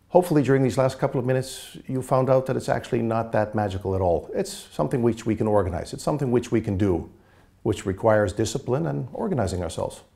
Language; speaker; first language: English; native; English